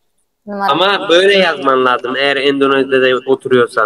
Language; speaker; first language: Turkish; native; Turkish